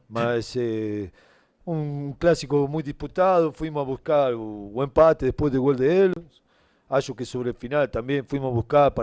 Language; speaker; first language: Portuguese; non-native, learner; Spanish